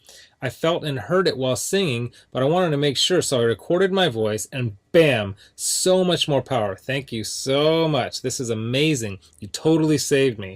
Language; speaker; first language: English; native; English